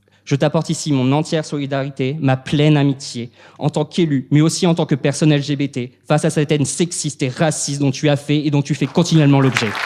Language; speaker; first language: French; native; French